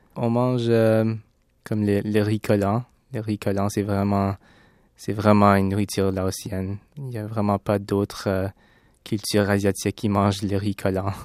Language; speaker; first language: French; early bilingual, other home language; Lao